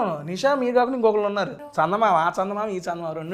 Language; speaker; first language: Telugu; native; Telugu